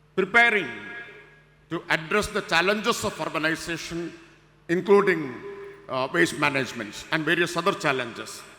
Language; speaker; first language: English; non-native, local second language; Malayalam